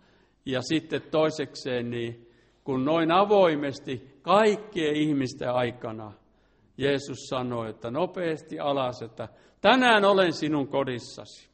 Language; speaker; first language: Finnish; native; Finnish